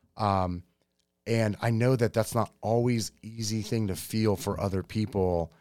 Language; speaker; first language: English; native; English